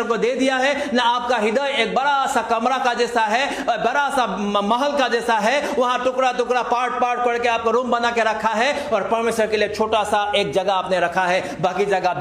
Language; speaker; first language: Hindi; non-native, local second language; Assamese